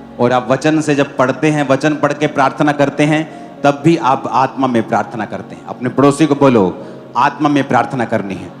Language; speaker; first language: Hindi; non-native, local second language; Punjabi